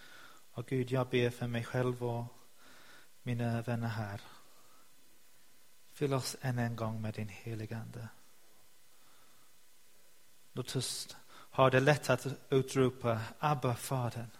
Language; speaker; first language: Swedish; non-native, fluent; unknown